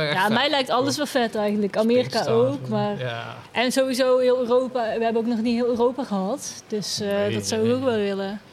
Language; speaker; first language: Dutch; native; Dutch